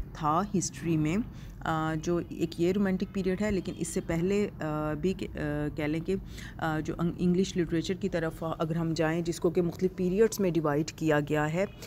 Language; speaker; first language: Urdu; non-native, local second language; Punjabi